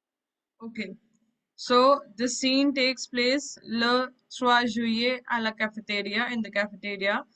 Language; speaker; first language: French; non-native, fluent; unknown